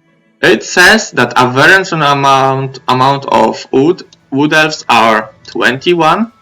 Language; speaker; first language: English; non-native, fluent; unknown